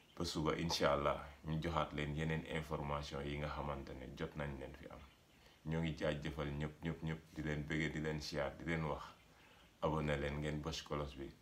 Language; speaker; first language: Wolof; native; Wolof